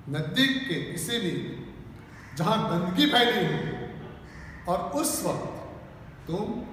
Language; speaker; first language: Hindi; non-native, local second language; Gujarati